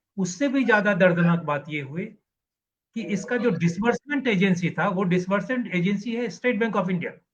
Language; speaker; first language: Hindi; native; Hindi